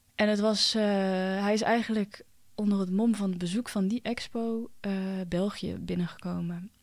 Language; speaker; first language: Dutch; early bilingual, other home language; Chinese